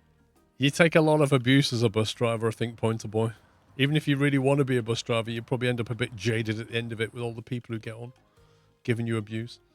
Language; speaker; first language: English; native; English